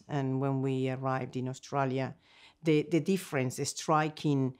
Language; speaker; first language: English; non-native, fluent; Spanish